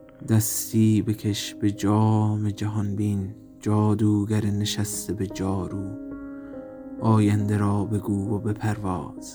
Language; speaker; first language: Persian; native; Persian